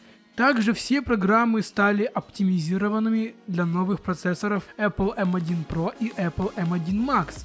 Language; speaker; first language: Russian; native; Russian